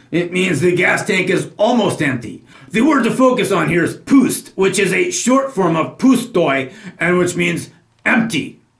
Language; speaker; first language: English; native; English